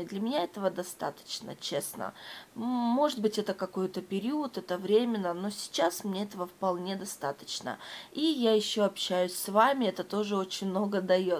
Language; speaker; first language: Russian; native; Russian